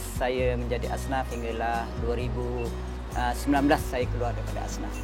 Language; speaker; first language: Malay; native; Malay